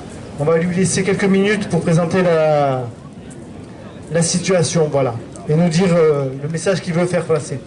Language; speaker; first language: French; native; French